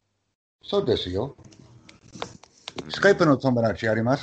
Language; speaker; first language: Japanese; non-native, learner; English